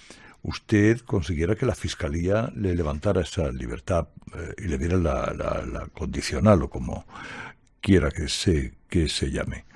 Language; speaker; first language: Spanish; native; Spanish